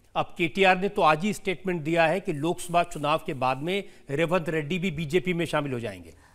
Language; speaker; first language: Hindi; native; Hindi